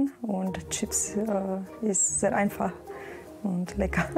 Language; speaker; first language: German; non-native, learner; Romanian